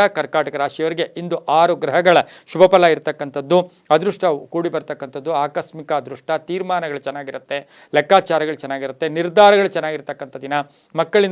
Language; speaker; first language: Kannada; native; Kannada